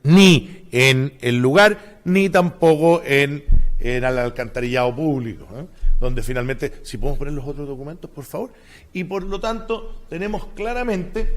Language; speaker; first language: Spanish; native; Spanish